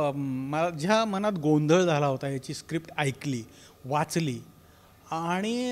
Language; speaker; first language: Marathi; native; Marathi